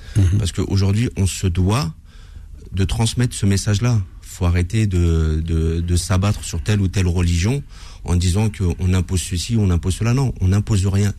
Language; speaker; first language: French; native; French